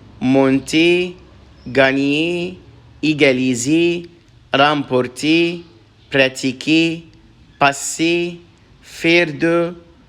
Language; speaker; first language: French; non-native, fluent; Arabic